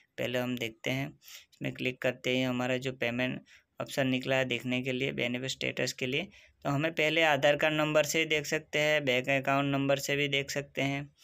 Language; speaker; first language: Hindi; non-native, local second language; Gujarati